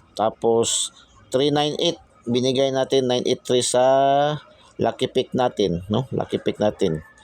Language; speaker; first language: Filipino; non-native, local second language; Cebuano